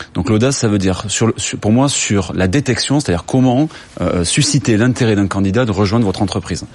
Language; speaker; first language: French; native; French